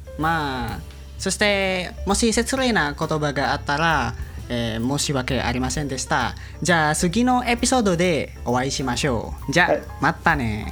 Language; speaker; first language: Japanese; non-native, learner; Indonesian